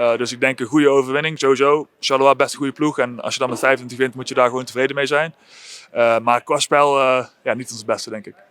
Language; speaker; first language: Dutch; native; Dutch